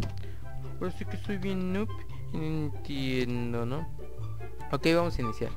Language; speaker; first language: Spanish; native; Spanish